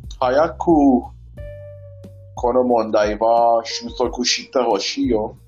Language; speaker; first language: Japanese; non-native, learner; Persian